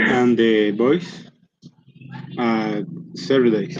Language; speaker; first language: English; non-native, learner; Spanish